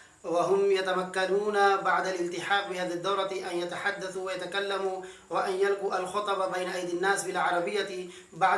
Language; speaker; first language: Arabic; non-native, fluent; Urdu